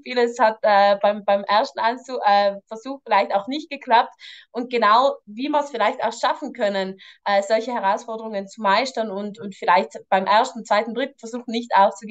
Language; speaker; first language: German; native; German